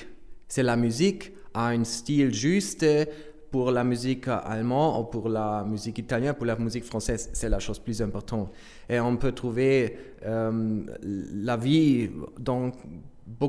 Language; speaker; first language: French; non-native, fluent; German